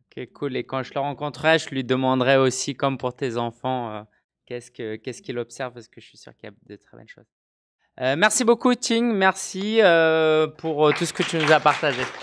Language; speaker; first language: French; native; French